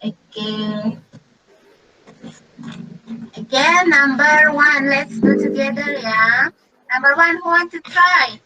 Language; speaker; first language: English; non-native, learner; Indonesian